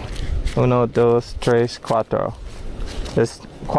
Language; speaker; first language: Spanish; non-native, learner; English